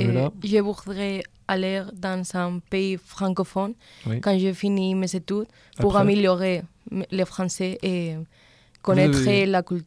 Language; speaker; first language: French; non-native, learner; Spanish